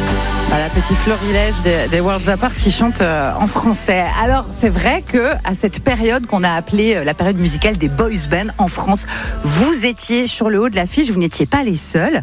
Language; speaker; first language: French; native; French